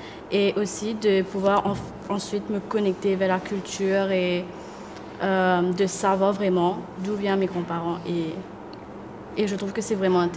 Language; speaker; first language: French; non-native, local second language; Morisyen